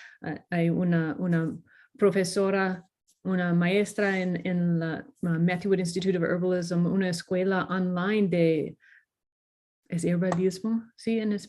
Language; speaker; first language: Spanish; non-native, learner; English